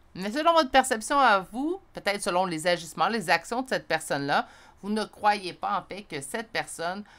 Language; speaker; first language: French; native; French